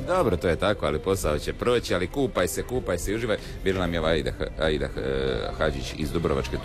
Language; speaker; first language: Serbian; native; Serbian